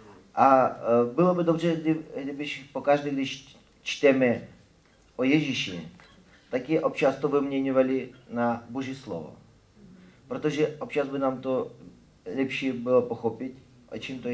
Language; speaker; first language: Czech; non-native, fluent; Ukrainian